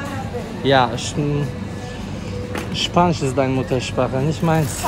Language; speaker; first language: German; non-native, fluent; Turkish